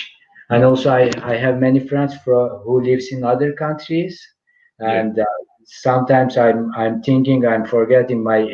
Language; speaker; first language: English; non-native, fluent; Turkish